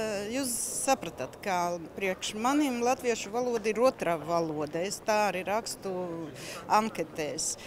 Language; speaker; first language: Latvian; non-native, local second language; Russian